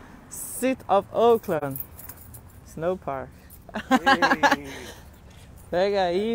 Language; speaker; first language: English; non-native, learner; Portuguese